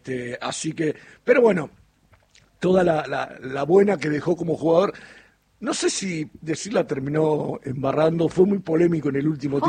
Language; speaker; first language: Spanish; native; Spanish